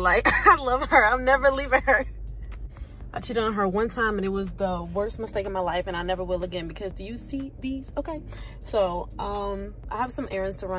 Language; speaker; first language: English; native; English